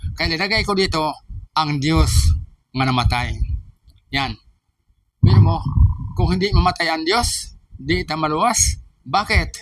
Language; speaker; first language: Filipino; non-native, local second language; Cebuano